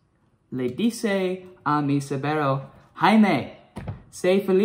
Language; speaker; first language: Spanish; non-native, learner; English